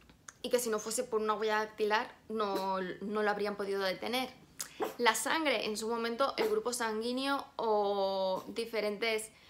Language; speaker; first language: Spanish; native; Spanish